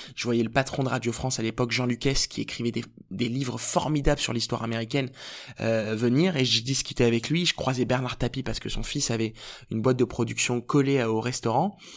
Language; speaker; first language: French; early bilingual, other home language; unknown